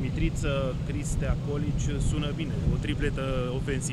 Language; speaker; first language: Romanian; native; Romanian